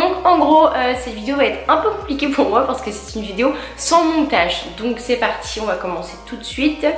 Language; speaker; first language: French; native; French